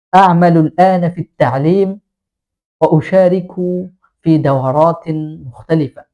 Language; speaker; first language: Arabic; non-native, fluent; Bangla